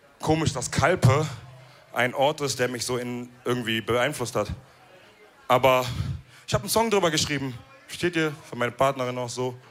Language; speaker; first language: German; early bilingual, other home language; Wolof